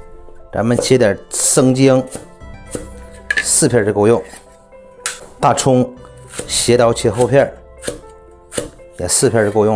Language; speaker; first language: Chinese; native; Chinese